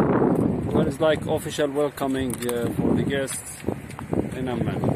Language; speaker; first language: English; non-native, fluent; Arabic